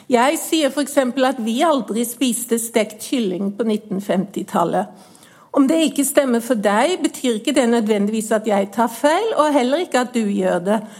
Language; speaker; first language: Norwegian; native; Norwegian